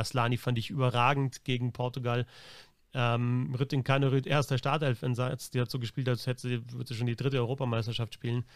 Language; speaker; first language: German; native; German